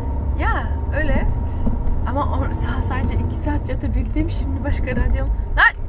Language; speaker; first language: Turkish; early bilingual, heritage; Turkish